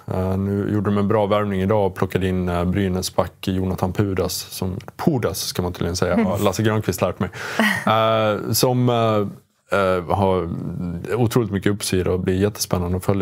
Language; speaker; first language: Swedish; native; Swedish